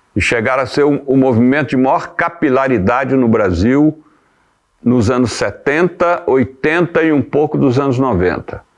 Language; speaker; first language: Portuguese; native; Portuguese